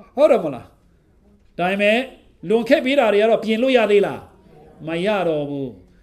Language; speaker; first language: Burmese; non-native, local second language; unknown